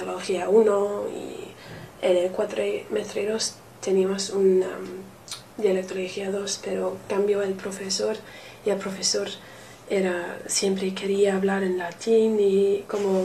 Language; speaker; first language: Spanish; non-native, learner; English